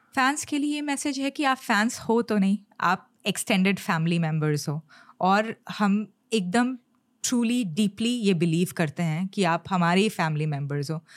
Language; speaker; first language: Hindi; native; Hindi